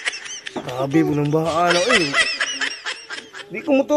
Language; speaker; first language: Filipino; non-native, local second language; Cebuano